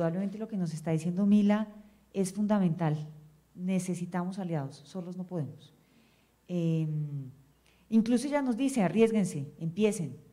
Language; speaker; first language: Spanish; native; Spanish